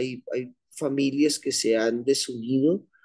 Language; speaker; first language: Spanish; native; Spanish